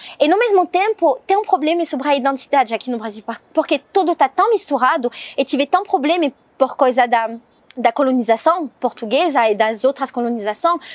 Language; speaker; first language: Portuguese; non-native, learner; French